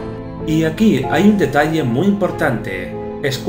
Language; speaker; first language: Spanish; native; Spanish